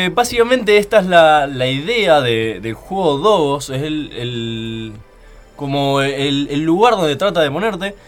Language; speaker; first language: Spanish; native; Spanish